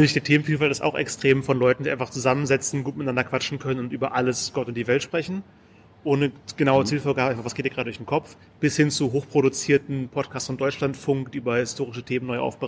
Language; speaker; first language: German; native; German